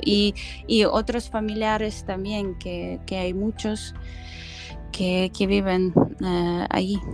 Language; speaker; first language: Spanish; non-native, fluent; Ukrainian